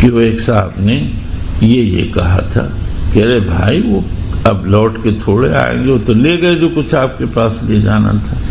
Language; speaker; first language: Urdu; native; Urdu